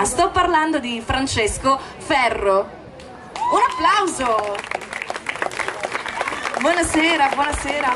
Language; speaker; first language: Italian; native; Italian